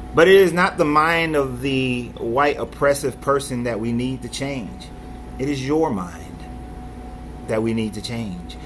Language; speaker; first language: English; native; English